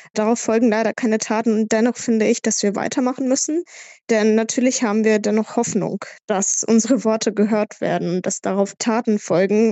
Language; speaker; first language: German; native; German